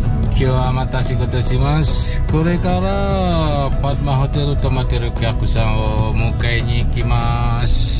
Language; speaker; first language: Japanese; non-native, learner; Indonesian